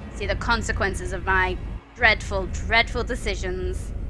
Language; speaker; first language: English; native; English